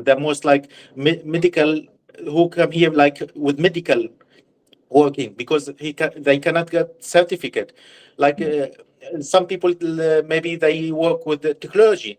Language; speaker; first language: English; non-native, learner; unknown